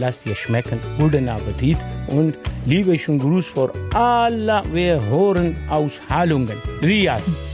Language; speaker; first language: German; non-native, learner; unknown